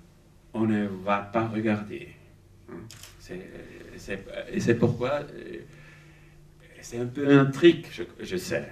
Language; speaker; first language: French; non-native, fluent; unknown